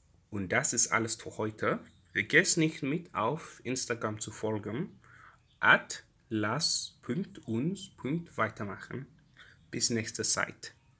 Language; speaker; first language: German; non-native, learner; English